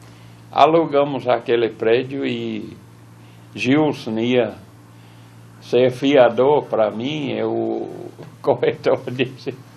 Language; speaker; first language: Portuguese; non-native, fluent; English